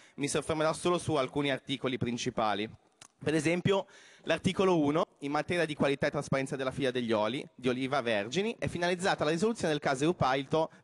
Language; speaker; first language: Italian; native; Italian